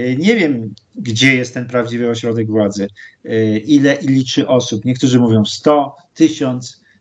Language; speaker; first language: Polish; native; Polish